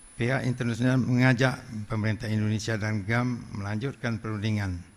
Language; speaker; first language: Indonesian; non-native, local second language; Achinese